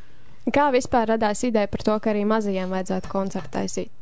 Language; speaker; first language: Latvian; native; Latvian